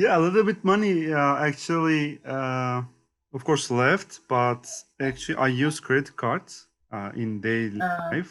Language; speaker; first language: English; non-native, learner; Turkish